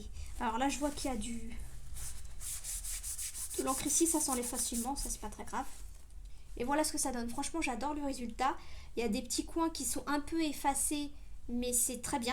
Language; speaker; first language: French; native; French